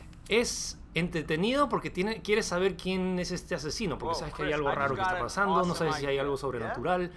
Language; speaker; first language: Spanish; native; Spanish